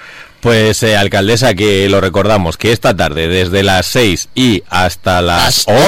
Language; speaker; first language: Spanish; native; Spanish